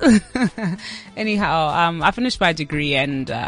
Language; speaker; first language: English; non-native, local second language; Xhosa